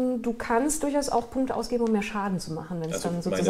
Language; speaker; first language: German; native; German